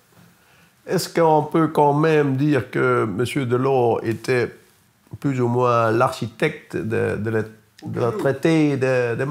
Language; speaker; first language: French; non-native, fluent; Dutch